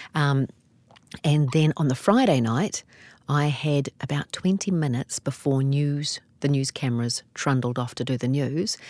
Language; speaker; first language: English; native; English